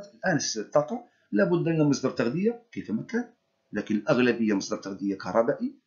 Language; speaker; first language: Arabic; native; Arabic